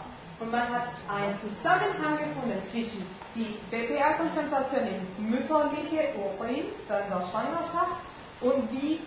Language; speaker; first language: German; non-native, fluent; Spanish